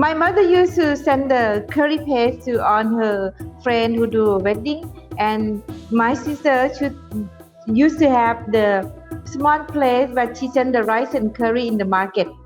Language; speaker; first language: English; non-native, fluent; Thai